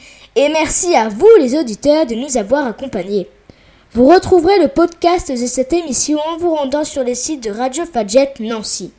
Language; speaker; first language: French; native; French